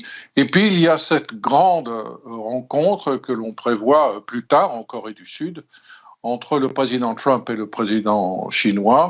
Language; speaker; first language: French; native; French